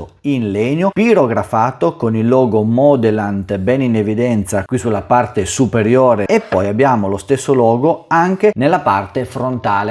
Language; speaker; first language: Italian; native; Italian